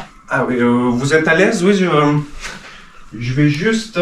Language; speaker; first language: French; non-native, fluent; Romanian